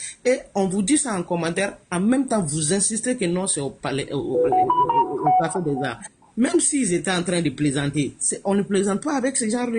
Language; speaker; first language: French; non-native, local second language; Bambara